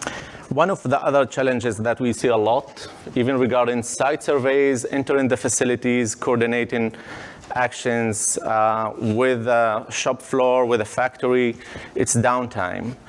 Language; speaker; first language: English; non-native, fluent; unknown